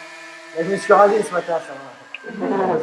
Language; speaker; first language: French; native; French